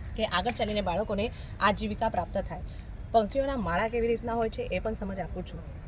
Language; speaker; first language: Gujarati; non-native, local second language; Marathi